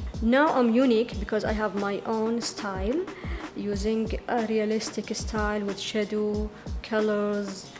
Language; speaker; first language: English; non-native, learner; Arabic